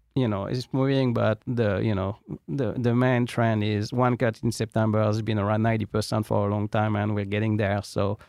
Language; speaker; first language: English; non-native, fluent; French